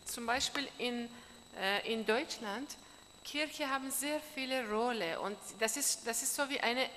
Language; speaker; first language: German; non-native, learner; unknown